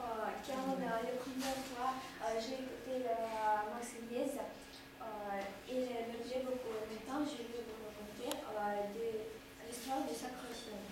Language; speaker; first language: French; non-native, learner; Russian